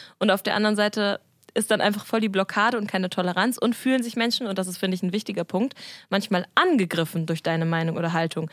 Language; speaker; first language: German; native; German